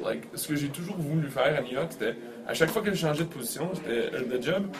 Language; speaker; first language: French; native; French